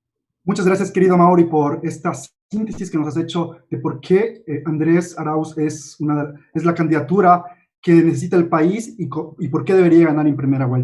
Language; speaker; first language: Spanish; native; Spanish